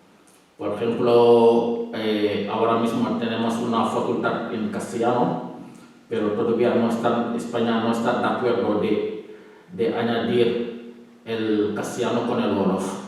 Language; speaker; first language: Spanish; non-native, learner; Wolof